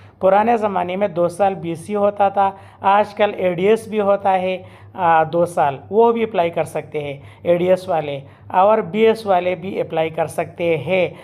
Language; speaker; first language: Urdu; non-native, local second language; Pashto